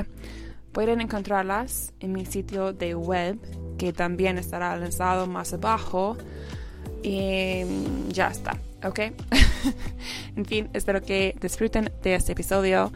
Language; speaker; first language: Spanish; non-native, fluent; English